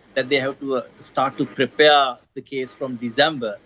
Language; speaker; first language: English; non-native, local second language; Sinhala